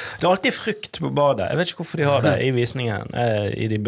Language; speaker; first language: Norwegian; native; Norwegian